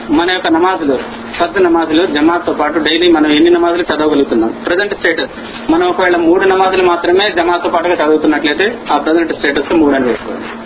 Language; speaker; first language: Telugu; non-native, local second language; Urdu